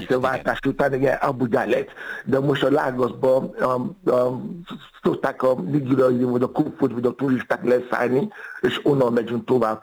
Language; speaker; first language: Hungarian; non-native, fluent; Yoruba